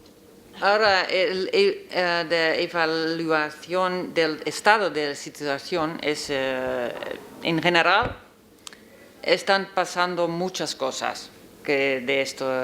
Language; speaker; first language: Spanish; non-native, learner; Dutch